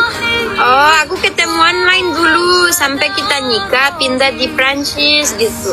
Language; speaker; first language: Indonesian; native; Indonesian